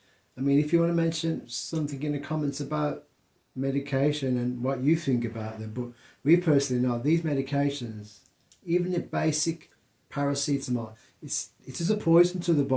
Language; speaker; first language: English; native; English